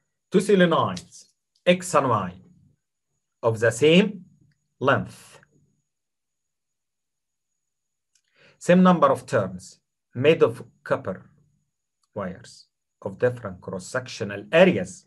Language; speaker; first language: English; non-native, fluent; Arabic